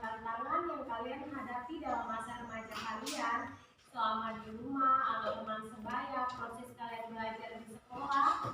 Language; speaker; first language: Indonesian; native; Indonesian